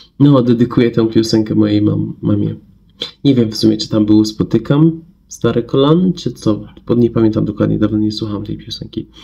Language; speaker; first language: Polish; non-native, fluent; Persian